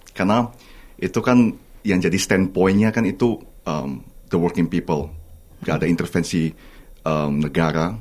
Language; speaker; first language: Indonesian; native; Indonesian